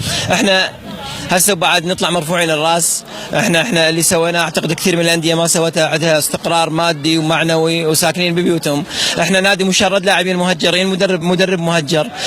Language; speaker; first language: Arabic; native; Arabic